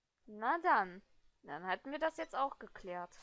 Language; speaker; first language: German; native; German